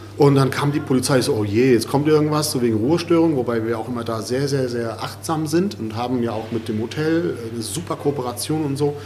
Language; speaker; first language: German; native; German